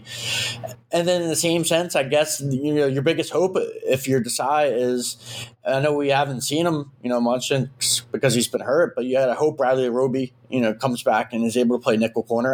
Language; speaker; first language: English; native; English